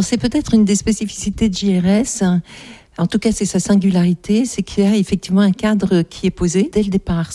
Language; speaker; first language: French; native; French